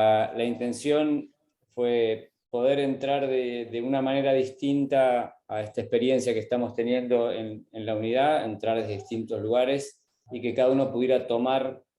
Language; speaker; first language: Spanish; native; Spanish